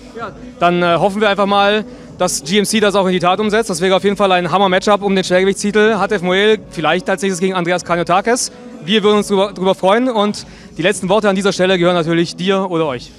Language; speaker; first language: German; native; German